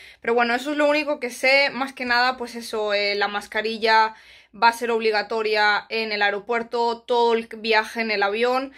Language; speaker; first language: Spanish; native; Spanish